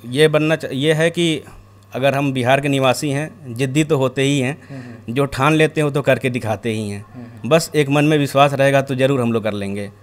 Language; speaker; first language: Hindi; native; Hindi